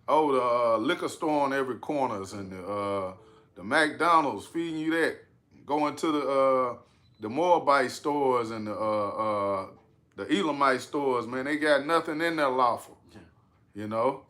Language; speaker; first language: English; native; English